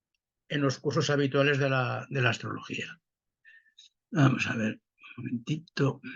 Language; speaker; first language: Spanish; native; Spanish